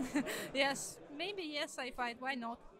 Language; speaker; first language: English; non-native, learner; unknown